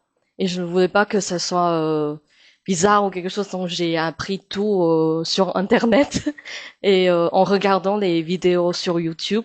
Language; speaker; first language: French; non-native, fluent; Min Nan Chinese